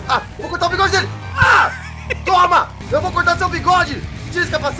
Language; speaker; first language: Portuguese; native; Portuguese